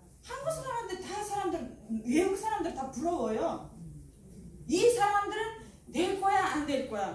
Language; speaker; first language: Korean; non-native, learner; Uzbek